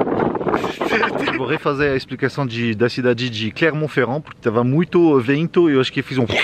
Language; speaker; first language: Portuguese; non-native, fluent; French